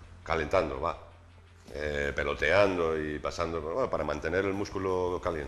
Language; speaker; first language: Spanish; native; Spanish